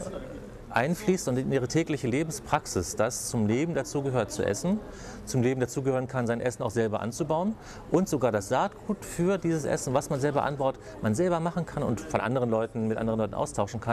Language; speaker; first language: German; native; German